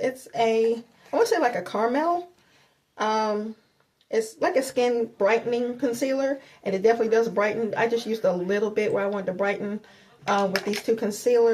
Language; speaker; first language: English; native; English